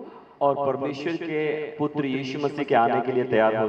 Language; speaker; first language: Hindi; native; Hindi